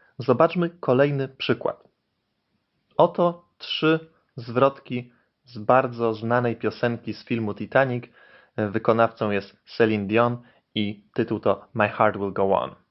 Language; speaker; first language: Polish; native; Polish